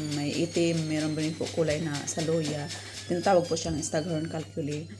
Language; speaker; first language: Filipino; non-native, local second language; Cebuano